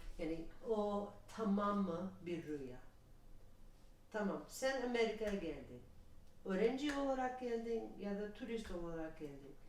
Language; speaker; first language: Turkish; non-native, learner; English